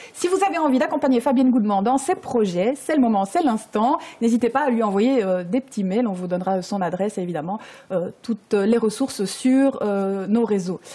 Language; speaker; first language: French; native; French